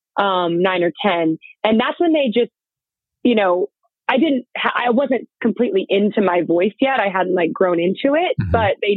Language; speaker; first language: English; native; English